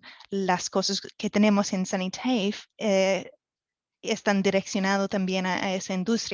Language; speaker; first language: Spanish; non-native, fluent; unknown